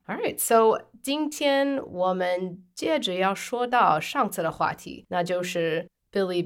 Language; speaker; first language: Chinese; non-native, fluent; English